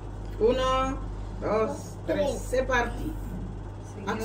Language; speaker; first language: Spanish; non-native, learner; Filipino